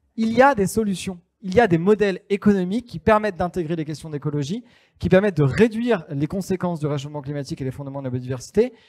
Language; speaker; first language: French; native; French